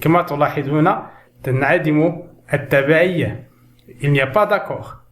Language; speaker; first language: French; non-native, local second language; Arabic